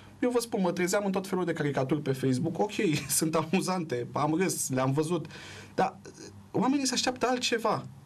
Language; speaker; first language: Romanian; native; Romanian